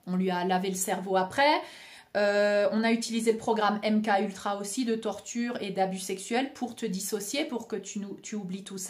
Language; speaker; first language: French; native; French